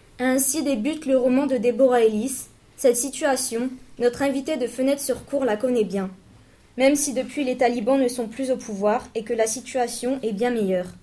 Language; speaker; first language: French; native; French